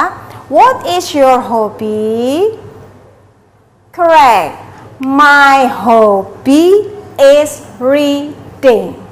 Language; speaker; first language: English; non-native, learner; Indonesian